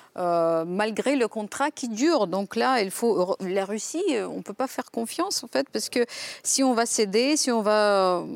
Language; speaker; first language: French; non-native, fluent; Ukrainian